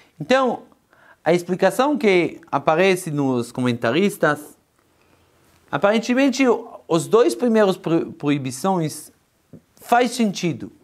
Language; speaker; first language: Portuguese; non-native, fluent; Hebrew